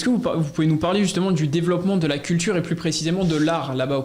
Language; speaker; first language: French; native; French